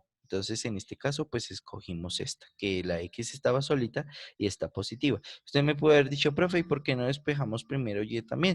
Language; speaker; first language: Spanish; native; Spanish